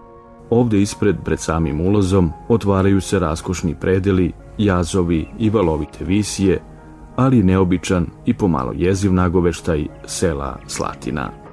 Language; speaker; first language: Bosnian; native; Bosnian